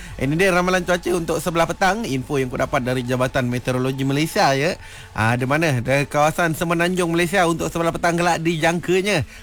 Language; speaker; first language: Malay; native; Malay